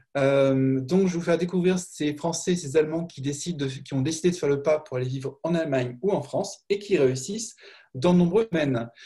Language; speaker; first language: French; native; French